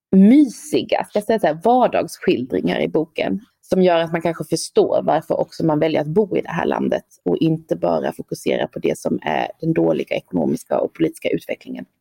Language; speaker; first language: Swedish; native; Swedish